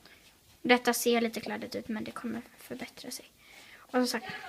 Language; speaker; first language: Swedish; native; Swedish